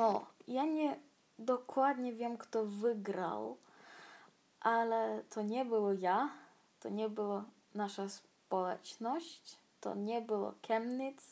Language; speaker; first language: Polish; non-native, learner; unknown